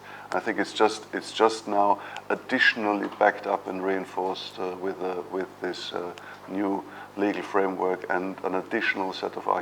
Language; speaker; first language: English; non-native, fluent; German